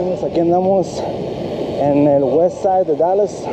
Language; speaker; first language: Spanish; early bilingual, heritage; Spanish